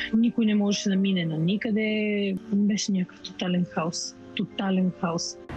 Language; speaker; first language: Bulgarian; native; Bulgarian